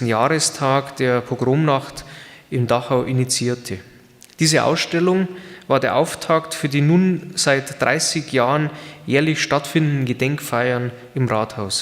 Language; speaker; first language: German; native; German